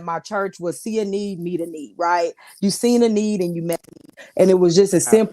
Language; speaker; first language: English; native; English